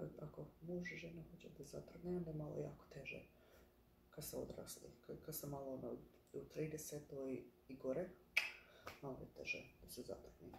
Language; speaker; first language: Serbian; early bilingual, heritage; Bosnian